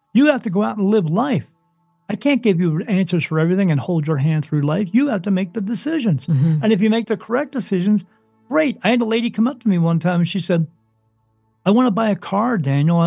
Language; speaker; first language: English; native; English